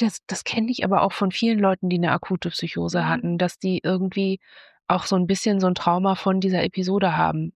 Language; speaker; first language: German; native; German